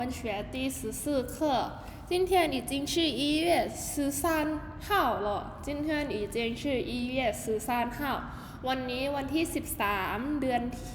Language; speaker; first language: Thai; native; Thai